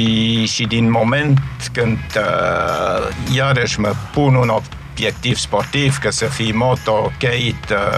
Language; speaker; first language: Romanian; non-native, fluent; German